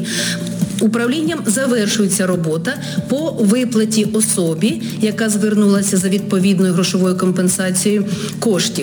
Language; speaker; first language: Ukrainian; native; Ukrainian